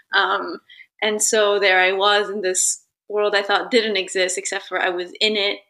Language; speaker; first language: English; early bilingual, other home language; Italian